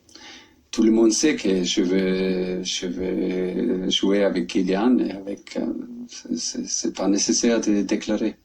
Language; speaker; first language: French; non-native, learner; German